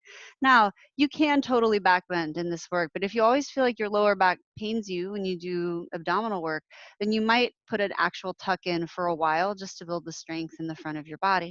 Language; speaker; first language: English; native; English